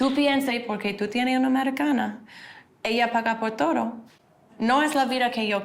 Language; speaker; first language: Spanish; non-native, learner; English